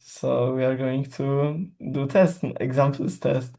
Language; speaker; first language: English; non-native, learner; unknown